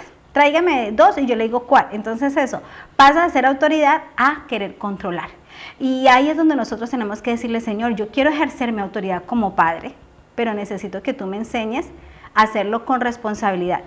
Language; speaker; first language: Spanish; native; Spanish